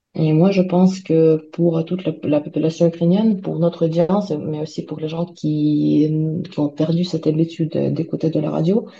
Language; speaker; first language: French; non-native, fluent; Ukrainian